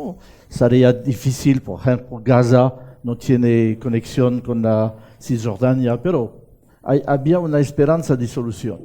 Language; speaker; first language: Spanish; non-native, fluent; French